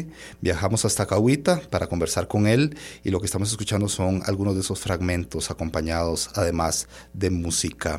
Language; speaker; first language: Spanish; native; Spanish